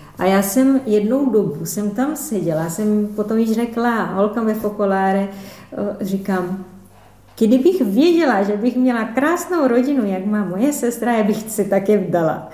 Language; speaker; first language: Czech; non-native, fluent; Portuguese